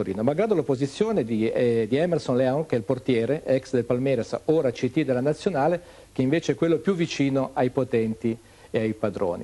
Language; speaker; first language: Italian; native; Italian